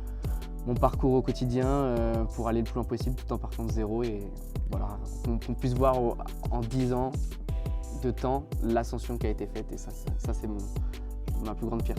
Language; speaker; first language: French; native; French